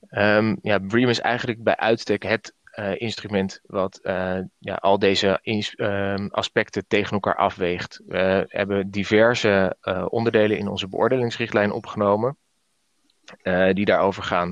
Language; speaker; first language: Dutch; native; Dutch